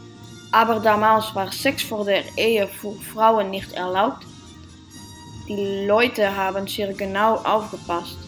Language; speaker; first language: German; non-native, learner; Dutch